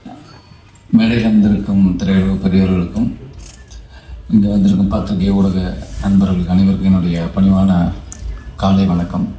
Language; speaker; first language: Tamil; native; Tamil